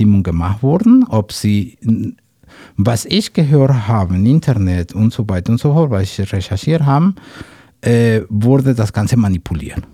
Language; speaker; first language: German; non-native, learner; Spanish